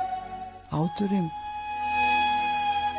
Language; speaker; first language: Bosnian; native; Bosnian